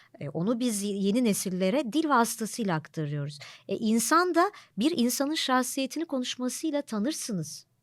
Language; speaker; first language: Turkish; native; Turkish